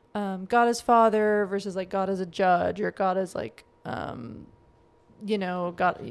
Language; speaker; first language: English; native; English